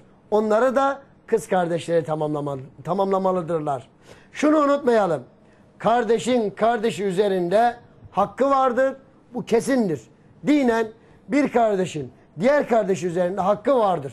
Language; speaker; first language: Turkish; native; Turkish